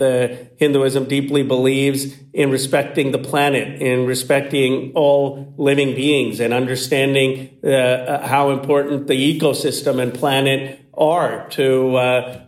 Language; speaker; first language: English; native; English